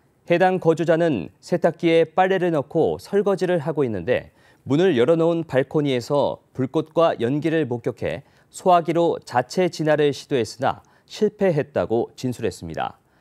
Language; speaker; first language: Korean; native; Korean